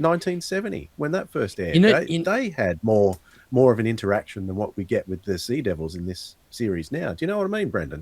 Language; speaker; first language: English; native; English